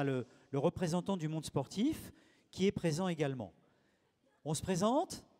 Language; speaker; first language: French; native; French